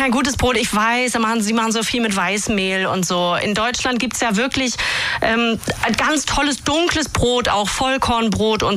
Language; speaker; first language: German; native; German